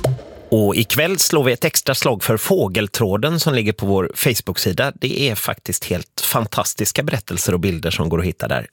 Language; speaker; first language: Swedish; native; Swedish